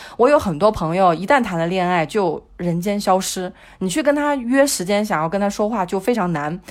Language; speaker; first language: Chinese; native; Chinese